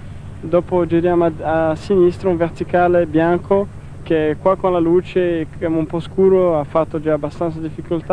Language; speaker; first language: Italian; non-native, fluent; Portuguese